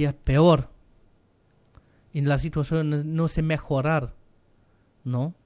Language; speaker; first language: Spanish; non-native, learner; German